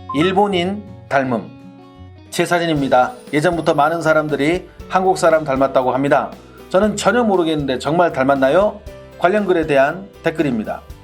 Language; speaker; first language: Korean; native; Korean